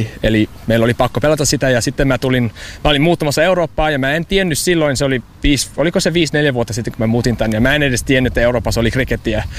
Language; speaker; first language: Finnish; non-native, fluent; English